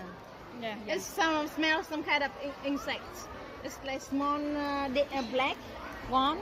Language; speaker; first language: English; non-native, learner; Vietnamese